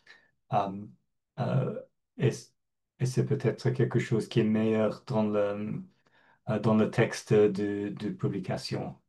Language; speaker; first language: French; non-native, fluent; English